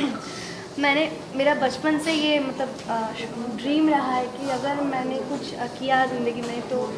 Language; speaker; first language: Hindi; non-native, local second language; Bangla